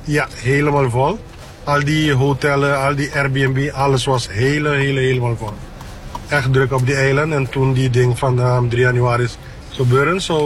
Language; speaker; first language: Dutch; non-native, local second language; Papiamento